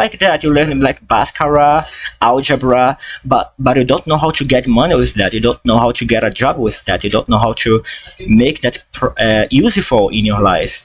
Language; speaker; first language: English; non-native, fluent; Portuguese